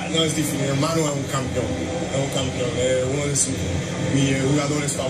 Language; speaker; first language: Spanish; non-native, learner; English